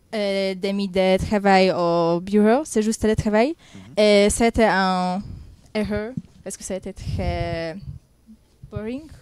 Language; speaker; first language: French; non-native, learner; Polish